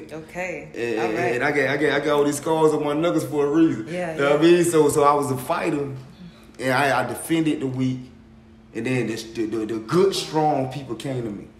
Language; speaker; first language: English; native; English